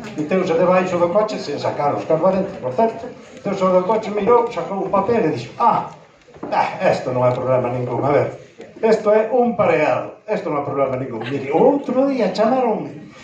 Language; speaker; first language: Galician; native; Galician